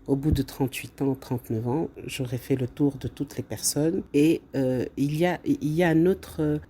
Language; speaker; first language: French; non-native, local second language; Arabic